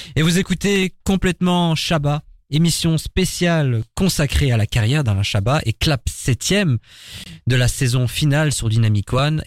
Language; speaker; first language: French; native; French